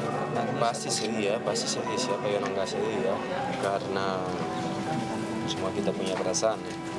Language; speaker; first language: Indonesian; non-native, fluent; Spanish